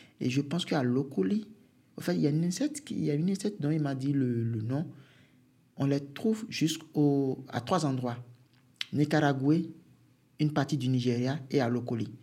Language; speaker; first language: French; non-native, local second language; Fon